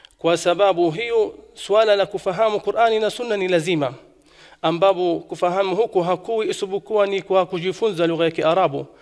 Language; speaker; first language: Swahili; non-native, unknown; Arabic